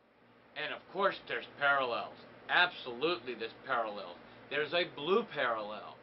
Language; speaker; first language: English; native; English